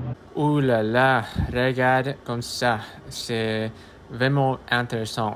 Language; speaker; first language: French; non-native, learner; English